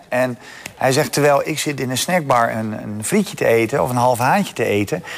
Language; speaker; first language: Dutch; native; Dutch